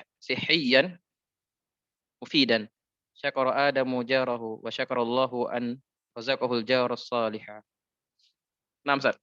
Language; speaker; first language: Arabic; non-native, learner; Indonesian